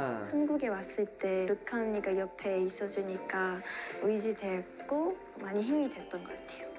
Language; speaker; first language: Korean; non-native, fluent; Japanese